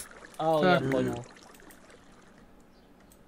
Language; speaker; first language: Russian; non-native, learner; English